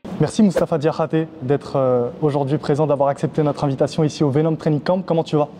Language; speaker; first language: French; native; French